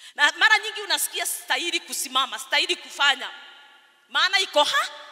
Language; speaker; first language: Swahili; non-native, local second language; Kikuyu